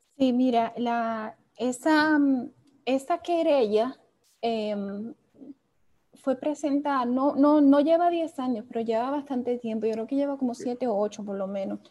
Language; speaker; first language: Spanish; native; Spanish